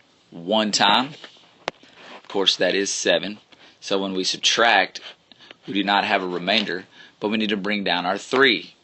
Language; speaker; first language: English; native; English